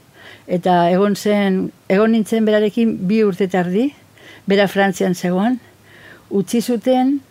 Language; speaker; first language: Basque; non-native, fluent; Catalan